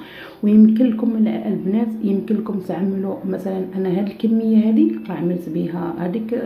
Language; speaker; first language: Arabic; native; Arabic